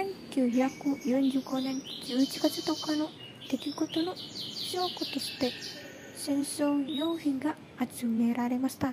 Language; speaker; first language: Japanese; non-native, learner; Indonesian